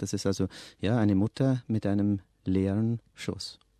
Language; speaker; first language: German; native; German